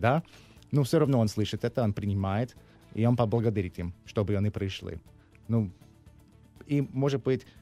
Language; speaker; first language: Russian; non-native, learner; English